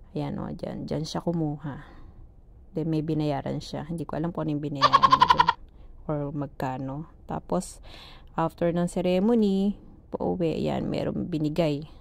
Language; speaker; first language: Filipino; native; Filipino